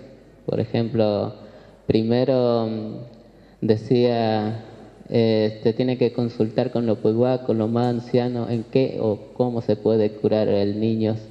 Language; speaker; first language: Spanish; non-native, local second language; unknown